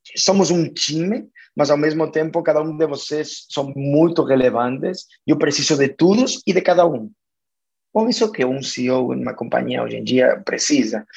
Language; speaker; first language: Portuguese; non-native, fluent; Spanish